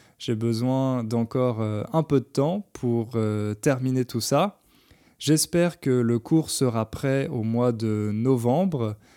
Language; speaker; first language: French; native; French